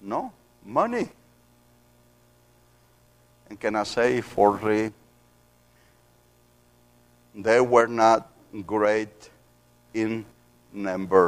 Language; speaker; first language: English; non-native, fluent; Spanish